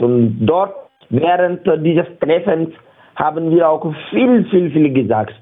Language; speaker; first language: German; non-native, learner; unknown